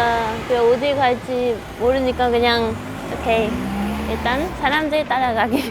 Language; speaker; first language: Korean; non-native, fluent; Dutch